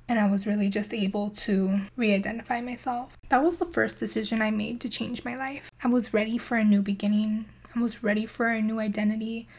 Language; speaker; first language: English; native; English